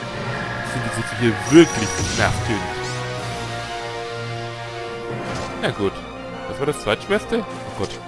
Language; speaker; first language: German; native; German